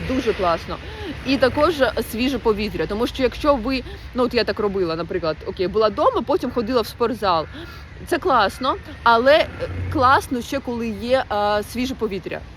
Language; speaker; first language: Ukrainian; non-native, local second language; Russian